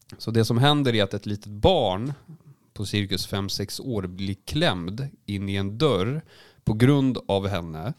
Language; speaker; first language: Swedish; native; Swedish